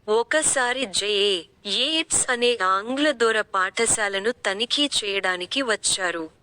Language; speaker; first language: Telugu; native; Telugu